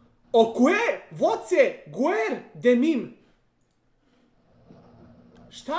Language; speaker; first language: Portuguese; non-native, learner; Serbian